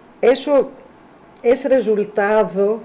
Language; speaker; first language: Spanish; non-native, learner; Greek